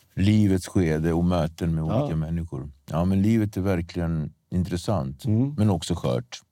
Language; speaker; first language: Swedish; native; Swedish